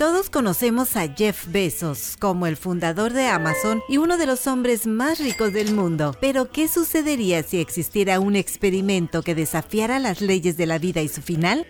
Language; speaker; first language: Spanish; native; Spanish